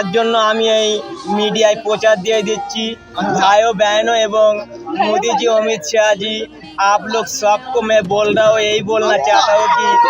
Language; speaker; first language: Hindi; non-native, local second language; Bangla